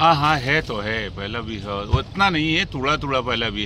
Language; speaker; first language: Hindi; non-native, learner; Bangla